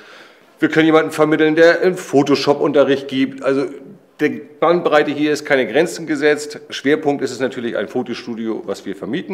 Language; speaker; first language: German; native; German